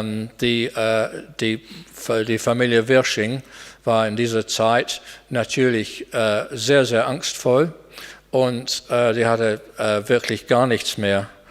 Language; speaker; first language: German; non-native, fluent; English